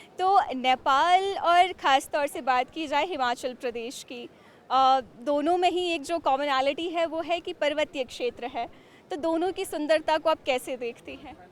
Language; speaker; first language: Hindi; native; Hindi